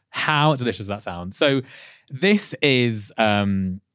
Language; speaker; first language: English; native; English